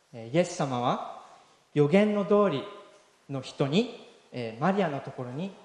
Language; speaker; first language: Japanese; native; Japanese